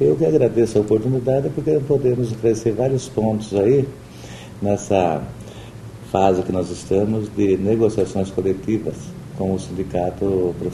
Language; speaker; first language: Portuguese; native; Portuguese